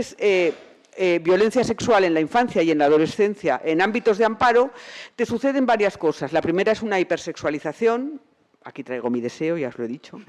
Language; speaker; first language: Spanish; native; Spanish